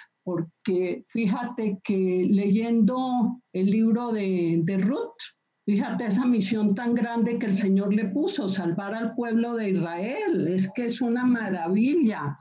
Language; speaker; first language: Spanish; native; Spanish